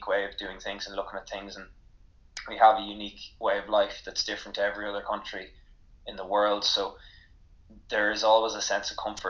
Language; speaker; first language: English; native; English